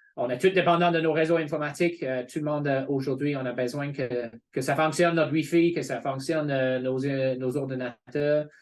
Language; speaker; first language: French; non-native, fluent; English